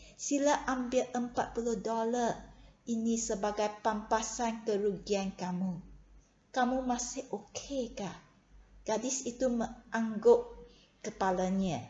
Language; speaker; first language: Malay; non-native, local second language; Chinese